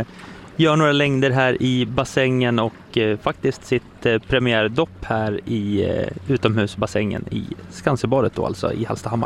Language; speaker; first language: Swedish; native; Swedish